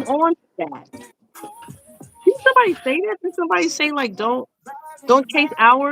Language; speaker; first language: English; native; English